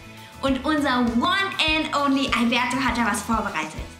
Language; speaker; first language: German; native; German